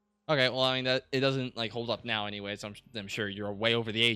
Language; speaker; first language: English; native; English